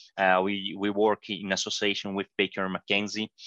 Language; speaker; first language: English; non-native, fluent; Portuguese